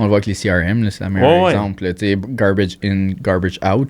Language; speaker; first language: French; native; French